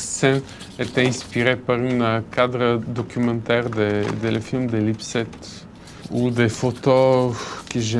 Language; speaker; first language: French; non-native, fluent; Bulgarian